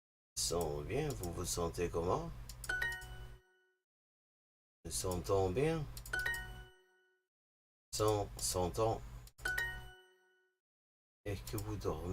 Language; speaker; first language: French; non-native, learner; English